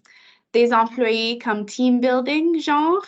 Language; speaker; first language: French; non-native, local second language; English